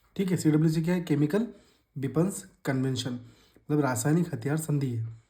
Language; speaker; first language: Hindi; native; Hindi